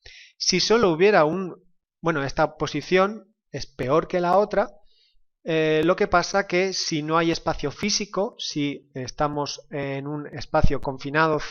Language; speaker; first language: Spanish; native; Spanish